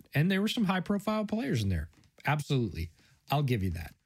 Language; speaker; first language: English; native; English